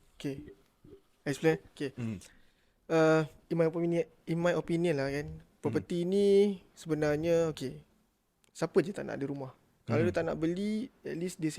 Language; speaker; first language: Malay; native; Malay